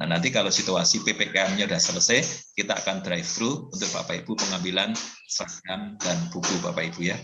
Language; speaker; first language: Indonesian; native; Indonesian